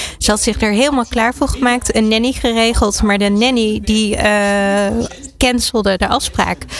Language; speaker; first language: Dutch; early bilingual, other home language; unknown